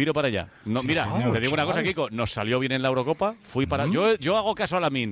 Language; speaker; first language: Spanish; native; Spanish